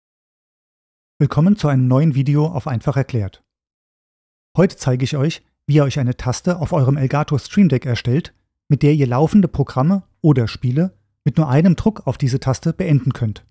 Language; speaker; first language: German; native; German